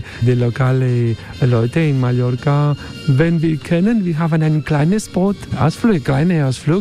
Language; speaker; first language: German; non-native, learner; Spanish